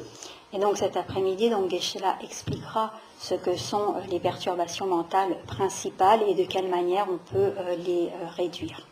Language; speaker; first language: French; native; French